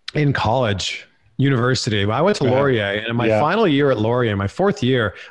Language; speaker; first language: English; native; English